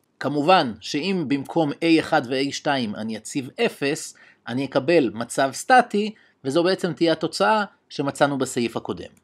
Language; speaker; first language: Hebrew; native; Hebrew